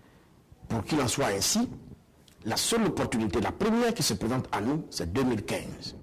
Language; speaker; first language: French; non-native, local second language; Baoulé